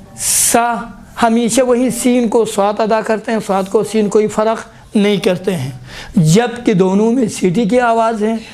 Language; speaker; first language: Urdu; non-native, local second language; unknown